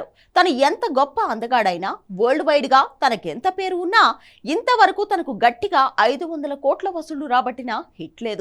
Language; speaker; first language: Telugu; native; Telugu